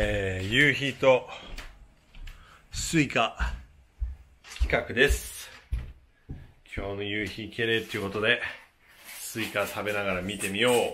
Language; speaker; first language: Japanese; native; Japanese